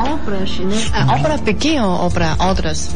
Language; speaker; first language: Portuguese; non-native, fluent; Chinese